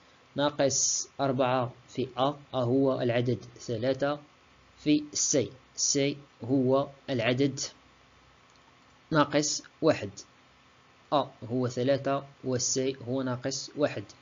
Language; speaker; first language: Arabic; native; Arabic